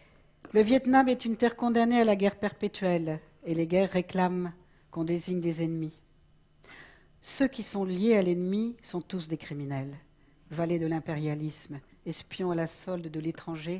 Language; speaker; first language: French; native; French